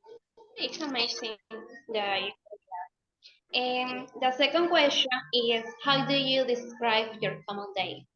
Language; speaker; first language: English; non-native, learner; Spanish